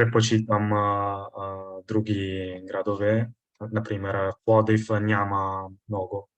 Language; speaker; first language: Bulgarian; non-native, learner; Italian